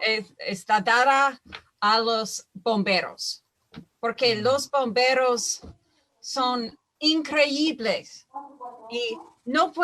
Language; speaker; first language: Spanish; non-native, fluent; English